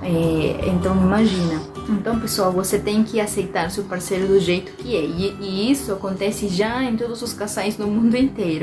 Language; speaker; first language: Portuguese; non-native, fluent; Spanish